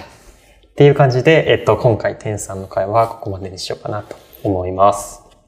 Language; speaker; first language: Japanese; native; Japanese